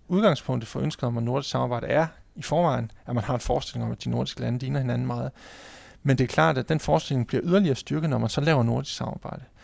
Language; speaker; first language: Danish; native; Danish